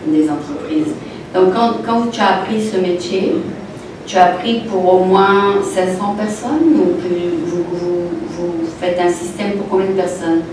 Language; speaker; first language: French; non-native, fluent; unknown